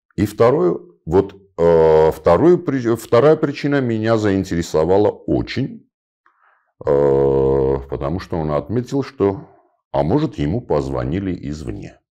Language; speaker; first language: Russian; non-native, local second language; Armenian